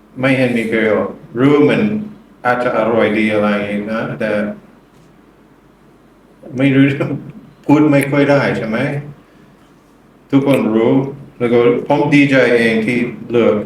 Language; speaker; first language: Thai; non-native, learner; English